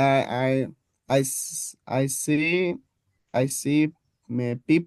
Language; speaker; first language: English; non-native, learner; Spanish